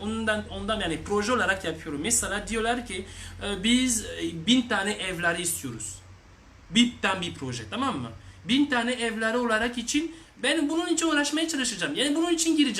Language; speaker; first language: Turkish; non-native, learner; French